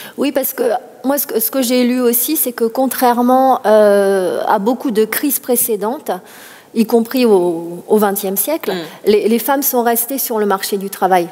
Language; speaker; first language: French; native; French